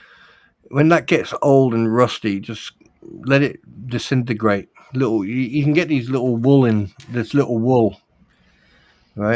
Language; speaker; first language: English; native; English